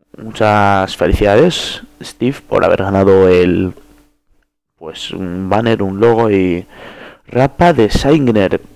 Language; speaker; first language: Spanish; early bilingual, other home language; Polish